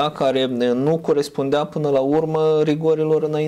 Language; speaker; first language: Romanian; native; Romanian